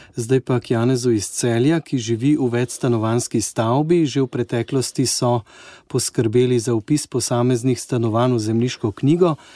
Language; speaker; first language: Slovenian; native; Slovenian